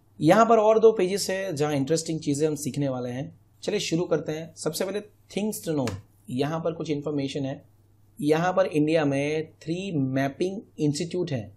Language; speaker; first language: Hindi; non-native, local second language; Gujarati